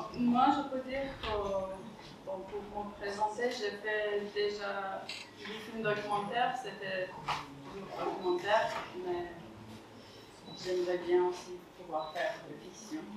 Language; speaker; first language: French; non-native, fluent; Persian